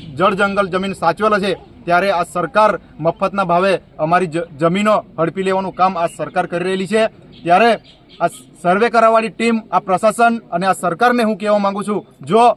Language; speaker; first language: Gujarati; non-native, local second language; Bhili